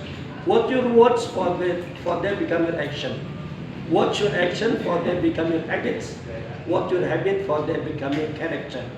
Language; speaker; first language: English; non-native, fluent; Indonesian